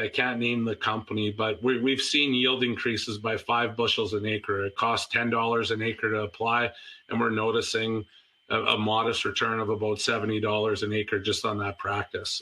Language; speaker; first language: English; native; English